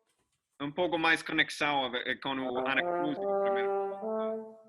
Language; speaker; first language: Portuguese; non-native, learner; English